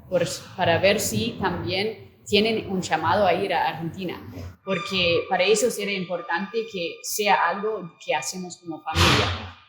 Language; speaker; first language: Spanish; non-native, fluent; English